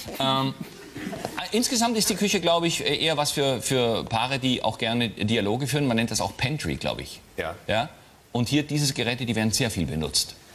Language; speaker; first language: German; native; German